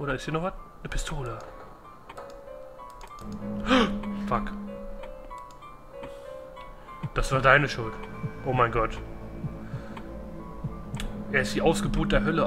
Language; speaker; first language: German; native; German